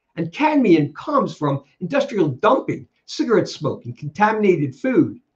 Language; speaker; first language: English; native; English